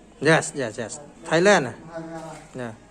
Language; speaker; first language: English; non-native, learner; Thai